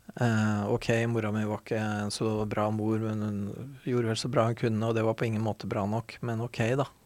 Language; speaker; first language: Norwegian; native; Norwegian